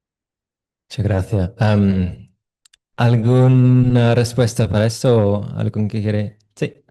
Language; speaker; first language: Spanish; non-native, fluent; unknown